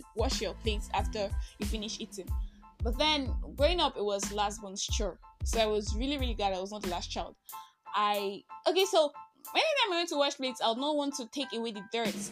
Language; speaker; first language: English; non-native, local second language; Igbo